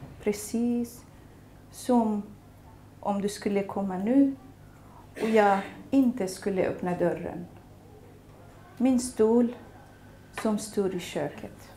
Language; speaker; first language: Swedish; non-native, fluent; Kurdish